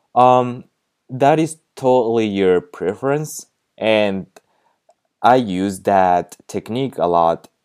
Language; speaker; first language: English; non-native, fluent; Japanese